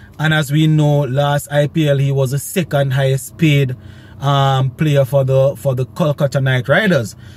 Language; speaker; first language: English; native; English